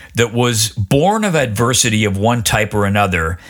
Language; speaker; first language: English; native; English